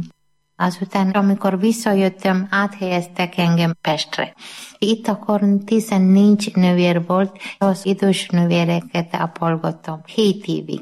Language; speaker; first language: Hungarian; non-native, learner; Malayalam